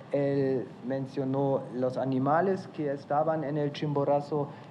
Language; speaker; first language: Spanish; non-native, fluent; German